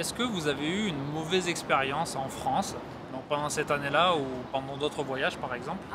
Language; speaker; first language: French; native; French